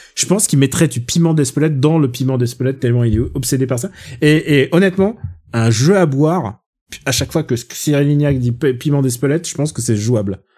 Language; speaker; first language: French; native; French